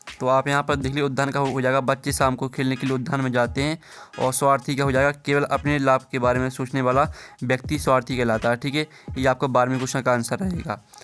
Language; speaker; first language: Hindi; native; Hindi